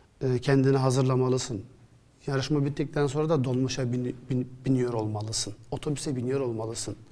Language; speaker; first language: Turkish; early bilingual, other home language; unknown